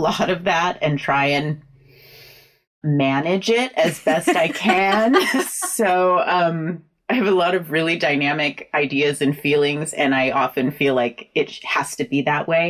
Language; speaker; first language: English; native; English